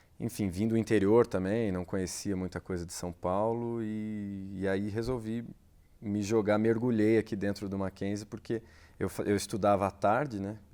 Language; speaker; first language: Portuguese; native; Portuguese